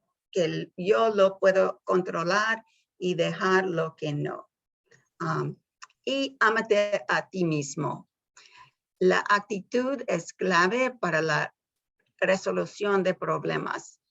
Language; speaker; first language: Spanish; early bilingual, heritage; Spanish